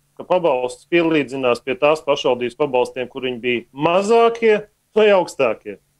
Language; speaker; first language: Latvian; native; Latvian